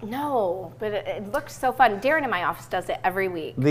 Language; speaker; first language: English; native; English